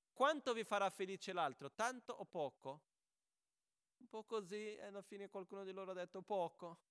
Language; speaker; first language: Italian; non-native, fluent; Portuguese